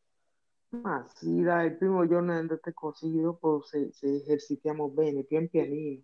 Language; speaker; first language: Italian; non-native, fluent; Spanish